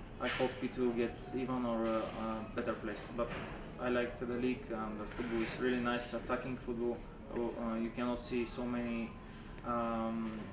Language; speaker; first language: English; non-native, fluent; Bulgarian